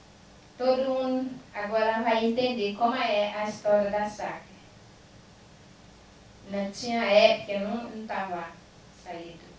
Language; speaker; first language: Portuguese; non-native, learner; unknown